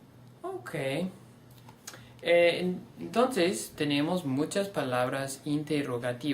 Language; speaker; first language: Spanish; non-native, fluent; English